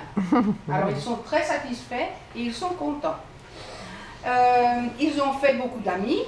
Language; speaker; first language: French; non-native, fluent; Spanish